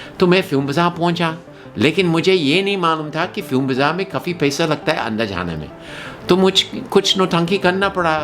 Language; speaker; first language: Hindi; non-native, fluent; English